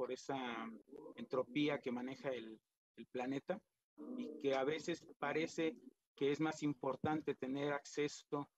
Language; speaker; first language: Spanish; native; Spanish